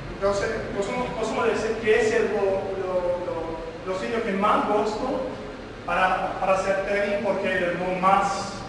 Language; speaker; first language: Spanish; non-native, learner; Portuguese